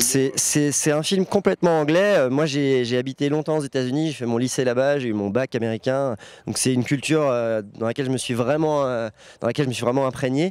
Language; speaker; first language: French; native; French